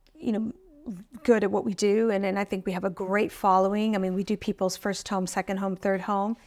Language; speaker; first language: English; early bilingual, other home language; Italian